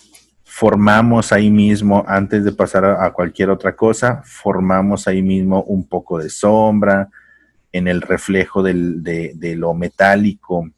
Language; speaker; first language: Spanish; native; Spanish